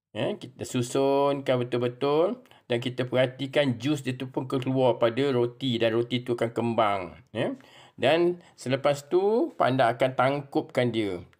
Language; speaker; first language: Malay; native; Malay